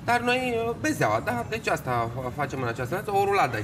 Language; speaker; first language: Romanian; native; Romanian